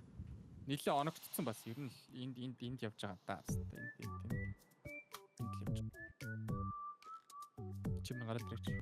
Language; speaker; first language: Mongolian; native; Mongolian